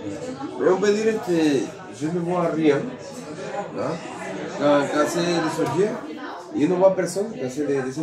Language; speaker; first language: French; non-native, fluent; Spanish